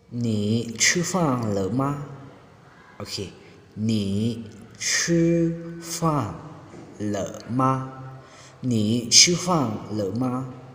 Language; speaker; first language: Chinese; non-native, fluent; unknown